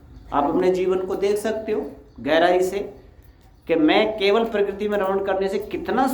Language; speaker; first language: Hindi; native; Hindi